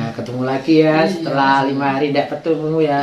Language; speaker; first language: Indonesian; native; Indonesian